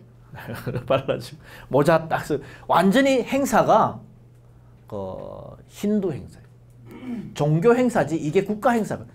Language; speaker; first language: Korean; native; Korean